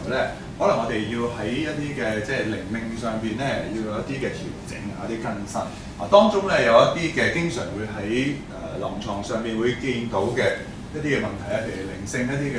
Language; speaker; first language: Cantonese; native; Cantonese